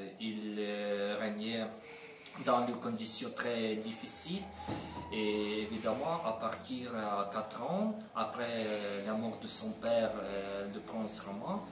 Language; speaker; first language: French; non-native, learner; Ukrainian